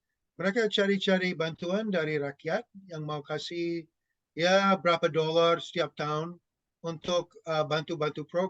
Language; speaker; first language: Indonesian; non-native, fluent; English